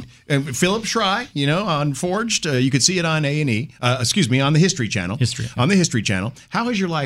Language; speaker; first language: English; native; English